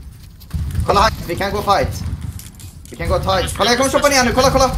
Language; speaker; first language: Swedish; native; Swedish